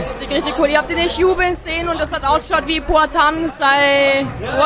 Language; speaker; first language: German; native; German